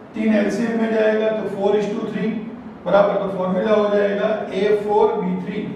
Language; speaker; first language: Hindi; non-native, local second language; Gujarati